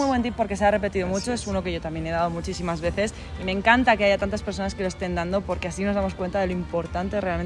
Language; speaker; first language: Spanish; native; Spanish